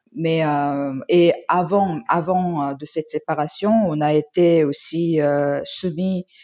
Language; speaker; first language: French; non-native, fluent; Korean